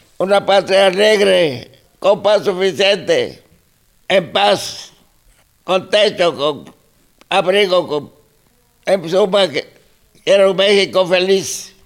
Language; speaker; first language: Spanish; non-native, local second language; Zapotec